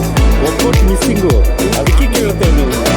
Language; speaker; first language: Kannada; native; Kannada